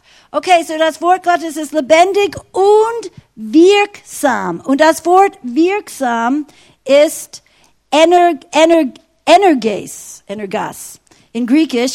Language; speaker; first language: German; non-native, fluent; English